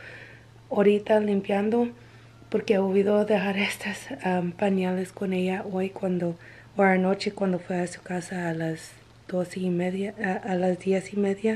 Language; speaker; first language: Spanish; non-native, learner; English